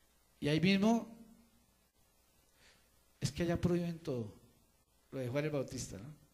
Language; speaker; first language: Spanish; native; Spanish